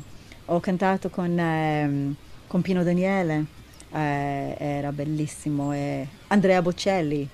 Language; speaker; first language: Italian; non-native, learner; Hebrew